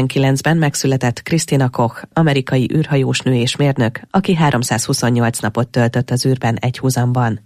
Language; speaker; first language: Hungarian; native; Hungarian